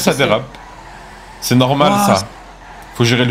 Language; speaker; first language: French; native; French